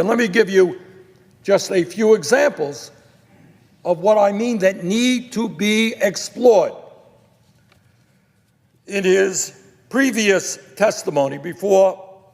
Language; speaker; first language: English; native; English